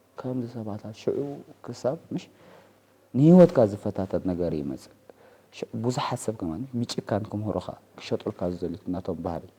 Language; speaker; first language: Tigrinya; native; Tigrinya